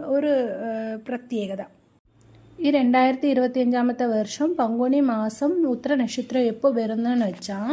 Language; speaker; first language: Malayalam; non-native, local second language; Tamil